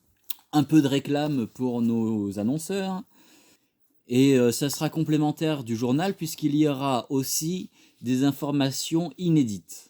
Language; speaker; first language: French; native; French